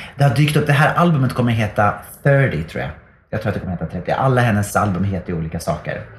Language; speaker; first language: Swedish; native; Swedish